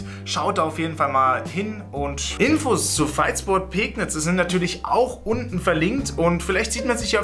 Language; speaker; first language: German; native; German